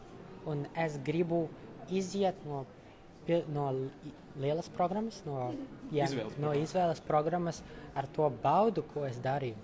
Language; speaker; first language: Latvian; non-native, local second language; Russian